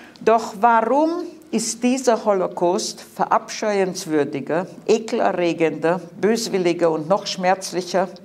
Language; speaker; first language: German; early bilingual, heritage; Hungarian